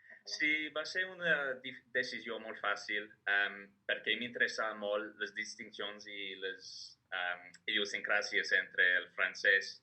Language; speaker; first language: Catalan; non-native, fluent; English